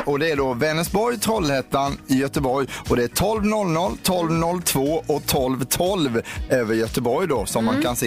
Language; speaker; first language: Swedish; native; Swedish